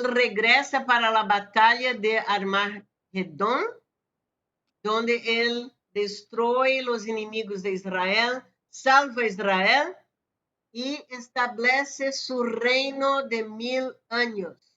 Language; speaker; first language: Spanish; non-native, fluent; Portuguese